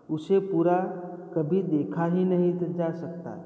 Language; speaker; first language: Hindi; non-native, local second language; Gujarati